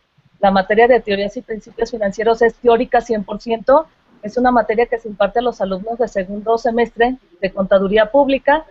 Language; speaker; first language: Spanish; native; Spanish